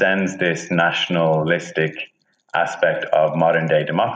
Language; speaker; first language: English; native; English